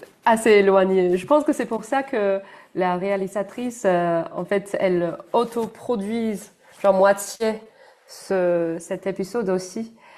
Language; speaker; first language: French; non-native, fluent; Chinese